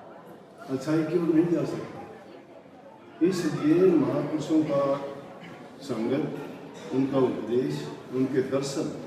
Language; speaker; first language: Hindi; native; Hindi